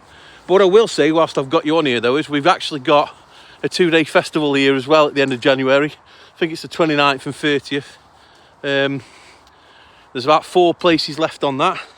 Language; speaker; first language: English; native; English